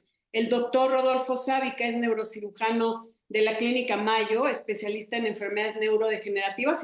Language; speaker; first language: Spanish; native; Spanish